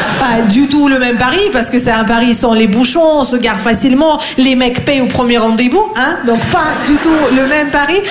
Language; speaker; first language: French; non-native, fluent; Russian